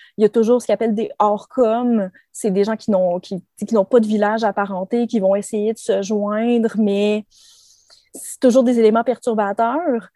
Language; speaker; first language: French; native; French